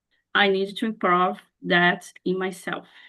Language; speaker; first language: English; non-native, learner; Portuguese